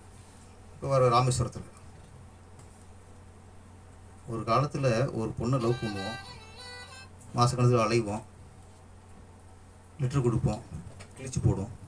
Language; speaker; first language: Tamil; native; Tamil